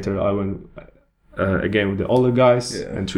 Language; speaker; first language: English; non-native, learner; Polish